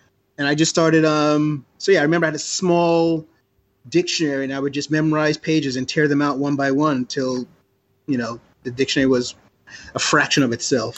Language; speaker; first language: English; native; English